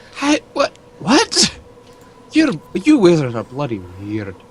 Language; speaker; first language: English; native; English